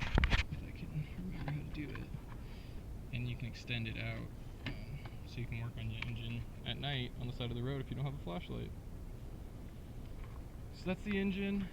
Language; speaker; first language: English; native; English